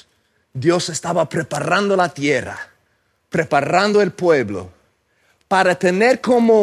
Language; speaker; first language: Spanish; non-native, fluent; English